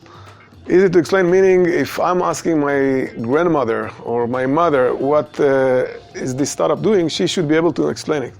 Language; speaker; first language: English; non-native, fluent; Hebrew